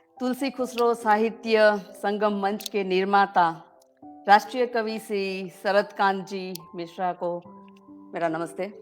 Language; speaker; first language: Hindi; non-native, local second language; Gujarati